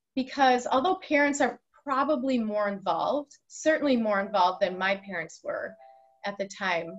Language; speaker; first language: English; native; English